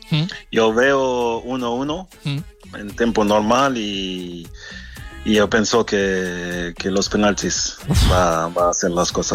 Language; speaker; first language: Spanish; non-native, fluent; French